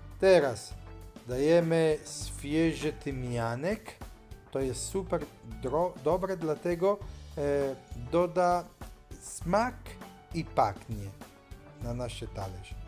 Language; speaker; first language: Polish; non-native, learner; Italian